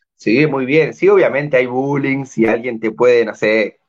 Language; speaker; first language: Spanish; native; Spanish